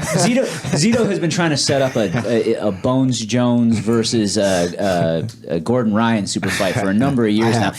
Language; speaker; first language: English; native; English